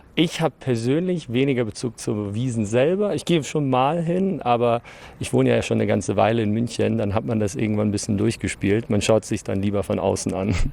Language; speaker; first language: German; early bilingual, other home language; English